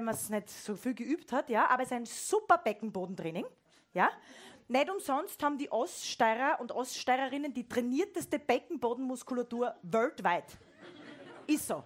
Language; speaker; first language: German; native; German